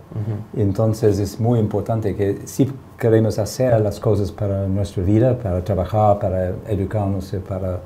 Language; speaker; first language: Spanish; non-native, fluent; English